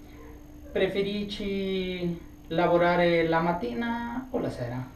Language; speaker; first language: Italian; non-native, learner; English